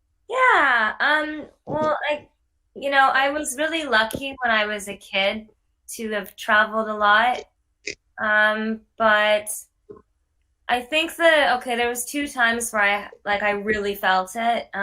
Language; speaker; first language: English; non-native, fluent; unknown